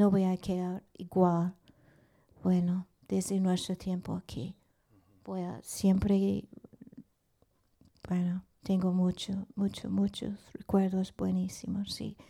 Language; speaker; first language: Spanish; non-native, learner; English